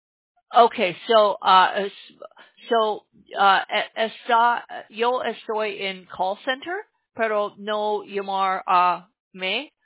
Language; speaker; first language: Spanish; non-native, learner; English